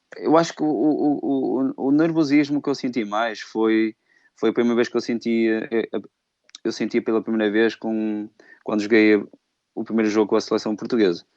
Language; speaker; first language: Portuguese; native; Portuguese